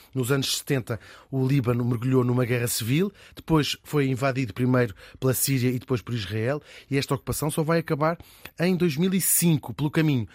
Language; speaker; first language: Portuguese; native; Portuguese